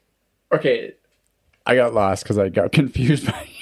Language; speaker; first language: English; native; English